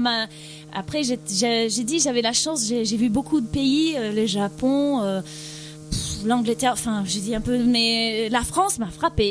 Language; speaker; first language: French; non-native, fluent; English